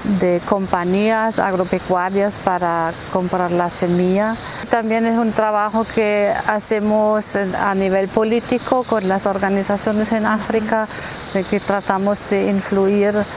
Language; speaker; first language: Spanish; non-native, fluent; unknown